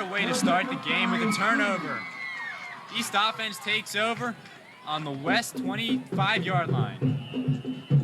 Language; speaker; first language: English; native; English